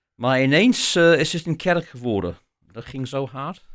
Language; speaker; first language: Dutch; non-native, fluent; English